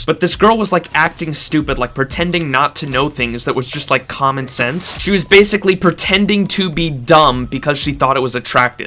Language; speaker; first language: English; native; English